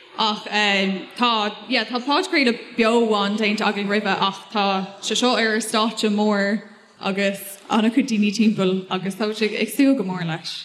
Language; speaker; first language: Irish; non-native, local second language; English